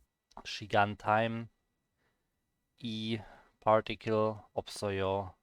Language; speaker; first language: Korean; non-native, learner; German